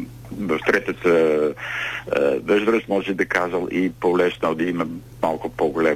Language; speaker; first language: Bulgarian; non-native, learner; Dutch